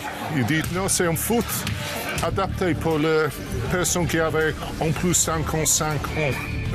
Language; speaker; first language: French; non-native, learner; English